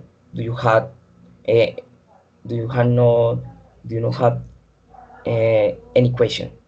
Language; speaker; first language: English; non-native, learner; Spanish